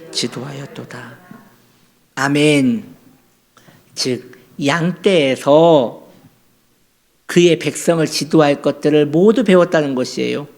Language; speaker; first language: Korean; native; Korean